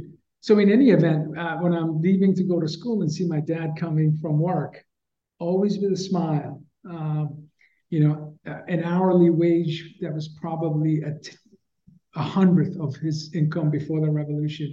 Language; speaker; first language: English; early bilingual, other home language; Persian